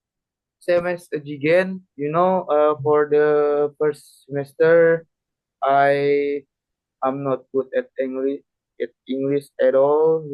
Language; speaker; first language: English; non-native, learner; Indonesian